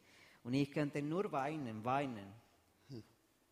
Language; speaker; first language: German; non-native, fluent; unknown